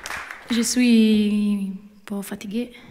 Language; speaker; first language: French; non-native, learner; Italian